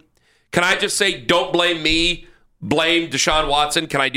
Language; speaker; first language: English; native; English